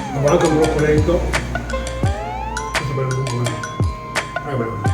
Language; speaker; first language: Italian; non-native, learner; Chinese